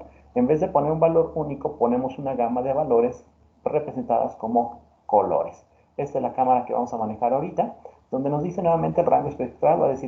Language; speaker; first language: Spanish; native; Spanish